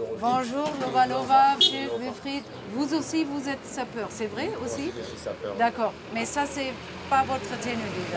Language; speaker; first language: French; non-native, learner; German